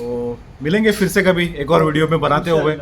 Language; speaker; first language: Hindi; native; Hindi